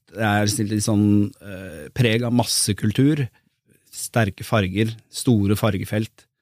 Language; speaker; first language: Norwegian; native; Norwegian